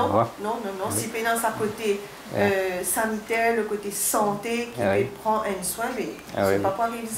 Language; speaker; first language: French; non-native, local second language; Morisyen